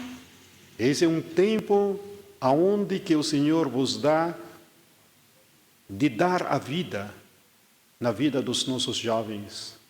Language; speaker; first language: Portuguese; non-native, fluent; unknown